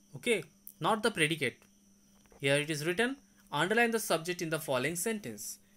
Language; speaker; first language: English; non-native, local second language; Bangla